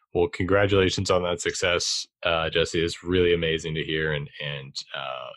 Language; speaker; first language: English; native; English